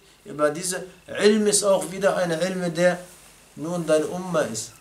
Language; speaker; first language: German; non-native, fluent; Arabic